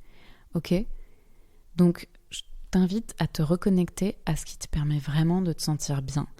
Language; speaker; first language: French; native; French